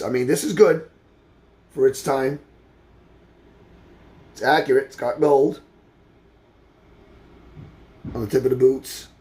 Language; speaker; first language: English; native; English